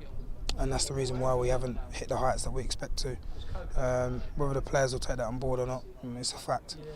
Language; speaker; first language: English; native; English